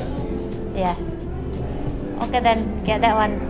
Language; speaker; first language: English; non-native, learner; Indonesian